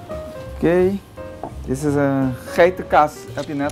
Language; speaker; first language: Dutch; non-native, local second language; Papiamento